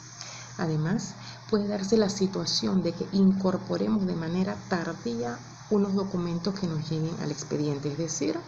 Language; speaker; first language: Spanish; native; Spanish